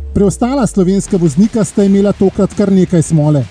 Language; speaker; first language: Slovenian; native; Slovenian